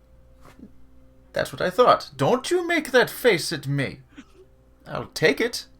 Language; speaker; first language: English; native; English